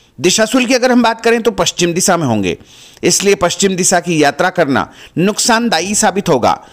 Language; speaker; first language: Hindi; native; Hindi